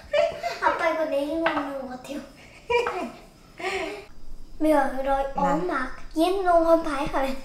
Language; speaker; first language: Vietnamese; early bilingual, heritage; Korean